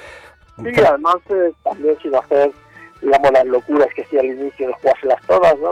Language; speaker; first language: Spanish; native; Spanish